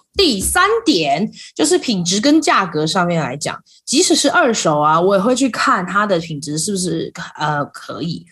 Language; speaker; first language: Chinese; native; Chinese